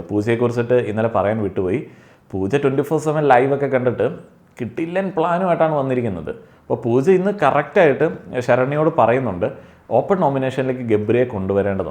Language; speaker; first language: Malayalam; native; Malayalam